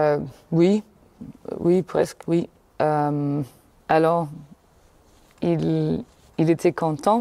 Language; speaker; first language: French; non-native, fluent; Danish